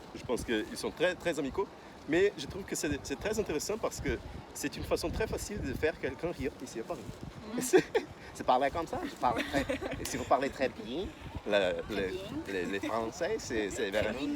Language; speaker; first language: French; non-native, fluent; Portuguese